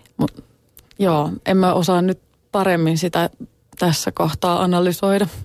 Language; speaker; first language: Finnish; native; Finnish